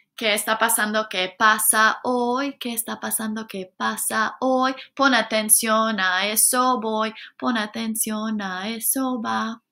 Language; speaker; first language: Spanish; non-native, fluent; English